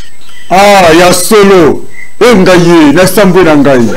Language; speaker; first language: French; non-native, local second language; Lingala